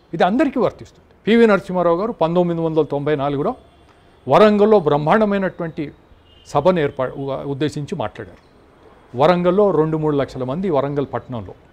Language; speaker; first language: Telugu; native; Telugu